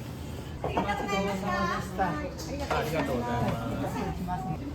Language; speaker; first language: Japanese; native; Japanese